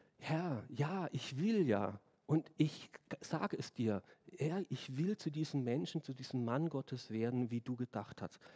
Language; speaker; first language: German; native; German